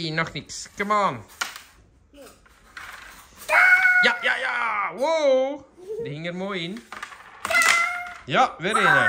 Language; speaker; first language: Dutch; native; Dutch